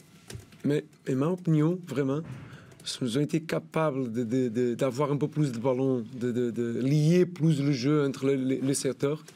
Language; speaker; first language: French; non-native, learner; Portuguese